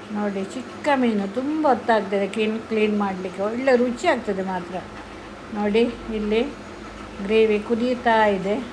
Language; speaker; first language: Kannada; non-native, local second language; Konkani